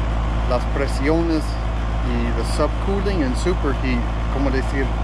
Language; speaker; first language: Spanish; non-native, fluent; English